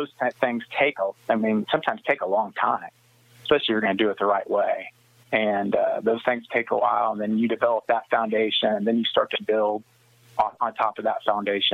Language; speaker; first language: English; native; English